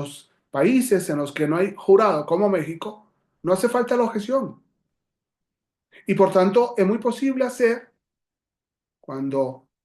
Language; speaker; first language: Spanish; native; Spanish